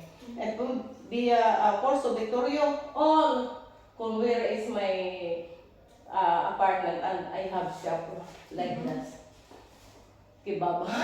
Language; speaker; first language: English; non-native, local second language; Filipino